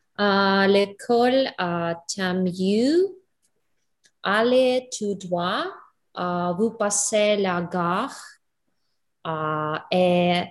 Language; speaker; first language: French; non-native, learner; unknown